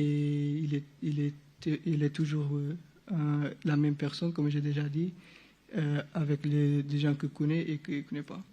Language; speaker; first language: French; non-native, local second language; Portuguese